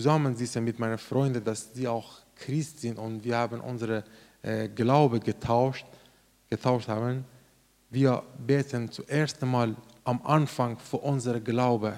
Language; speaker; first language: German; non-native, learner; Persian